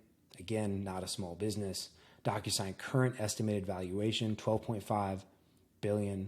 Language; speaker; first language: English; native; English